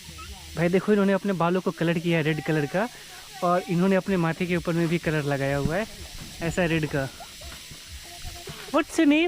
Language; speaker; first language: Hindi; native; Hindi